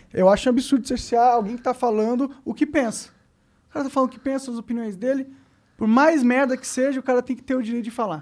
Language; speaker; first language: Portuguese; native; Portuguese